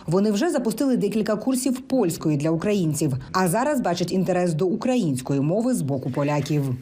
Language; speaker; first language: Ukrainian; native; Ukrainian